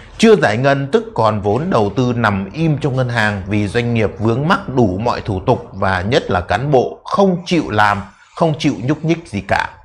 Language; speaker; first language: Vietnamese; native; Vietnamese